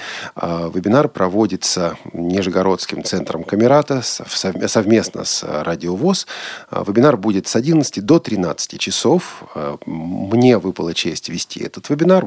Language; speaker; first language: Russian; native; Russian